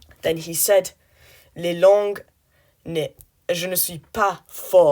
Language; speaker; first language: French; non-native, learner; English